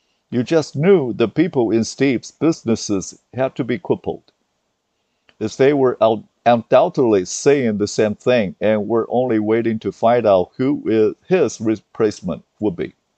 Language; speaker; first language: English; non-native, fluent; Chinese